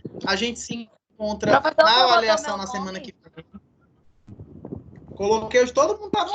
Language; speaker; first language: Portuguese; native; Portuguese